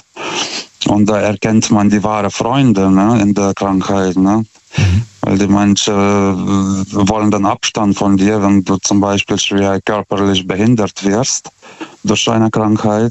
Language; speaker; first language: German; non-native, fluent; Lithuanian